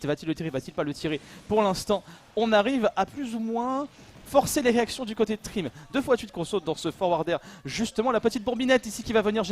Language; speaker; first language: French; native; French